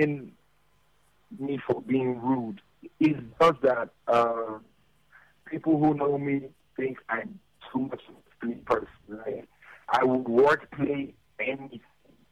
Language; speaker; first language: English; non-native, local second language; Yoruba